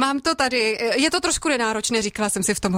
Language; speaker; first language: Czech; native; Czech